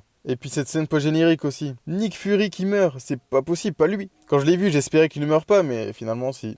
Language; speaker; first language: French; native; French